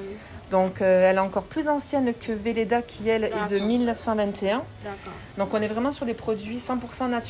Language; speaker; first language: French; native; French